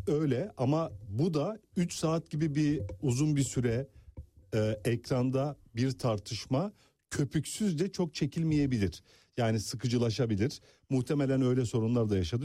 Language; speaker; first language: Turkish; native; Turkish